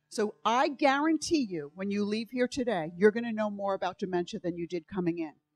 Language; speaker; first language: English; native; English